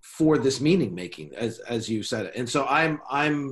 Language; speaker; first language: English; native; English